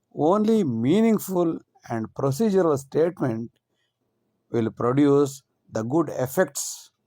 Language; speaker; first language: English; non-native, local second language; Kannada